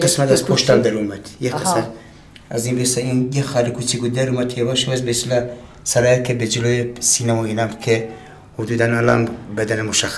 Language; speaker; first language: Persian; native; Persian